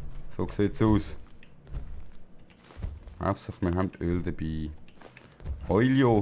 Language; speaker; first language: German; native; German